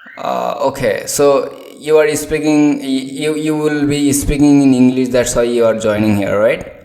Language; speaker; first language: English; non-native, learner; Bangla